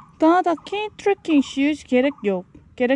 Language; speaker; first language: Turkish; non-native, learner; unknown